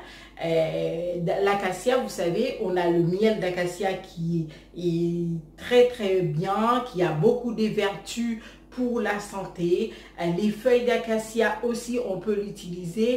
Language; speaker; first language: French; non-native, local second language; Haitian Creole